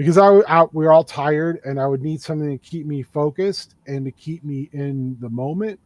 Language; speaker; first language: English; native; English